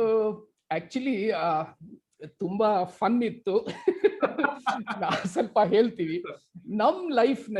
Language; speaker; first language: Kannada; non-native, local second language; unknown